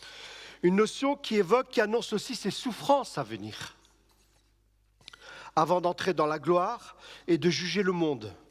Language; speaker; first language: French; native; French